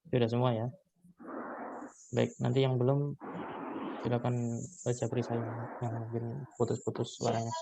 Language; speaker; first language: Indonesian; native; Indonesian